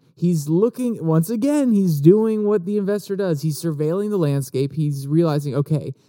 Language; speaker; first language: English; native; English